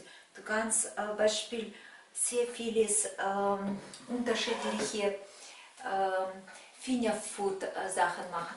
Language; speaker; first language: German; non-native, fluent; Russian